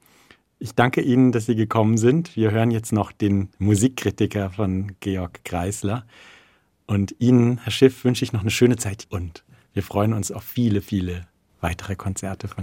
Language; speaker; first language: German; native; German